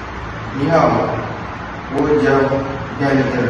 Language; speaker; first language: Chinese; non-native, learner; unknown